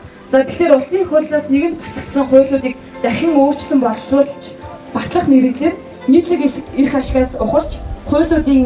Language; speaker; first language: Mongolian; native; Mongolian